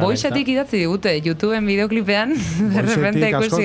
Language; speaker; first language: Basque; native; Basque